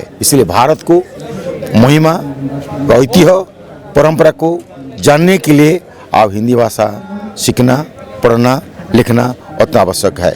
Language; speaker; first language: Hindi; non-native, local second language; Bangla